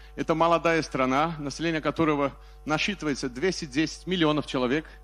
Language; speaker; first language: Russian; early bilingual, heritage; Russian